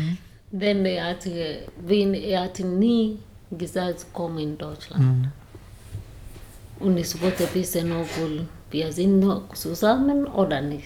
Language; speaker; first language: German; non-native, learner; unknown